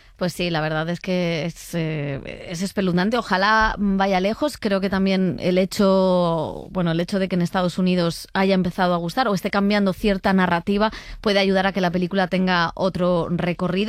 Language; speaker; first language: Spanish; native; Spanish